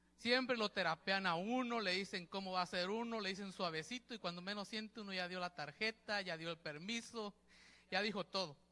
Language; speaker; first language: Spanish; native; Spanish